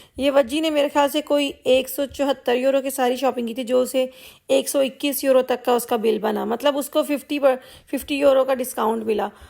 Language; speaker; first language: Urdu; non-native, local second language; Punjabi